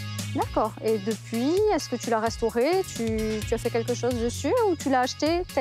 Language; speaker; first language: French; native; French